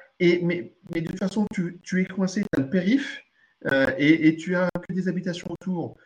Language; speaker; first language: French; early bilingual, other home language; Arabic